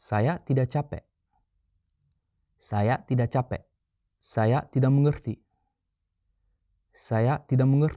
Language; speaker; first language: Indonesian; non-native, fluent; French